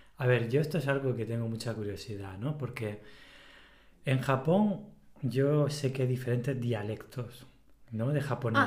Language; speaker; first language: Spanish; native; Spanish